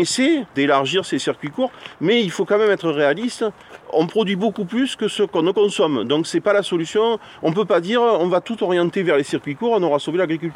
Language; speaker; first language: French; native; French